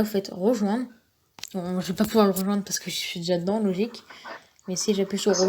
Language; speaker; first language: French; native; French